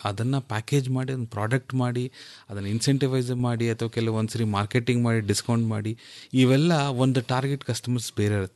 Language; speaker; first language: Kannada; native; Kannada